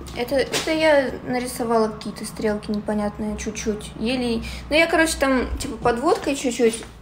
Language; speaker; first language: Russian; native; Russian